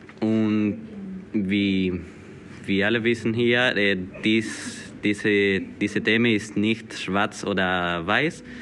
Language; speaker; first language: German; non-native, learner; Spanish